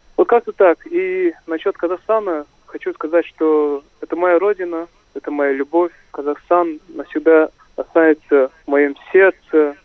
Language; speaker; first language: Russian; non-native, local second language; Kazakh